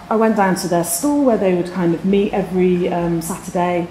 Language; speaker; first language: English; native; English